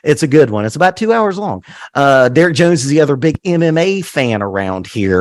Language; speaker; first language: English; native; English